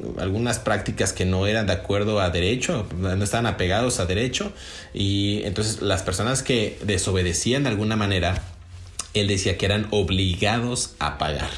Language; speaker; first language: Spanish; native; Spanish